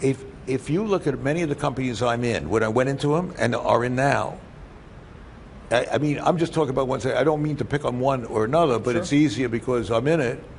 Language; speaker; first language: English; native; English